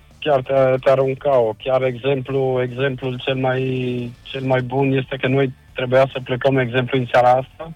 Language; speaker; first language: Romanian; non-native, fluent; Albanian